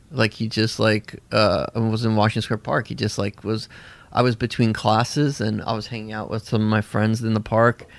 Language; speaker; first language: English; native; English